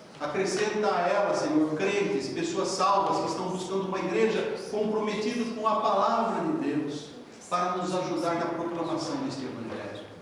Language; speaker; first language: Portuguese; native; Portuguese